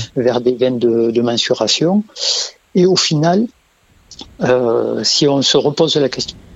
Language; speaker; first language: French; native; French